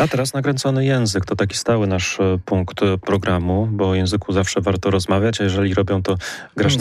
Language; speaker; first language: Polish; native; Polish